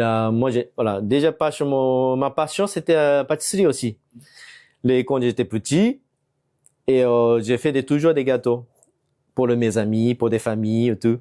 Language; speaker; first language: French; non-native, fluent; Japanese